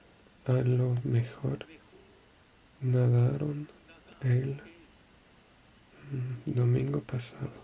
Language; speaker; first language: Spanish; non-native, learner; French